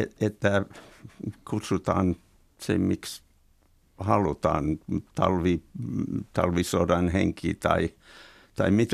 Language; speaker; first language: Finnish; non-native, fluent; English